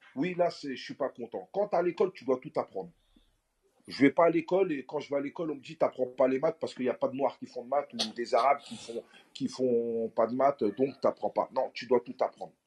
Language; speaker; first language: French; native; French